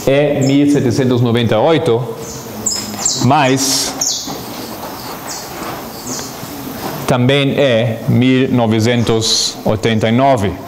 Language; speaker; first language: Portuguese; non-native, fluent; Spanish